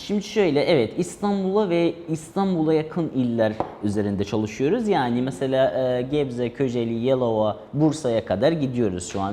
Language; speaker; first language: Turkish; non-native, fluent; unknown